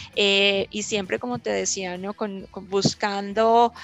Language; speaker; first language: Spanish; native; Spanish